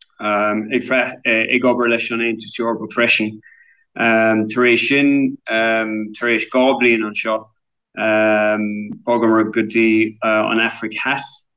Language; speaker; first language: Irish; non-native, local second language; English